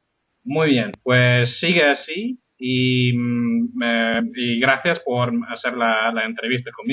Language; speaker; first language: Spanish; non-native, fluent; English